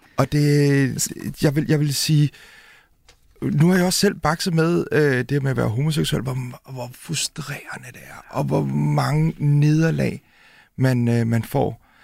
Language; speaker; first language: Danish; early bilingual, other home language; Indonesian